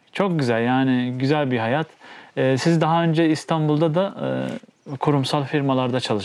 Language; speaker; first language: Turkish; native; Turkish